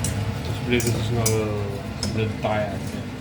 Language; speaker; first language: Danish; native; Danish